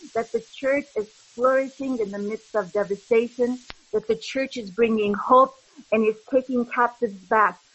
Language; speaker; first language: English; early bilingual, other home language; Arabic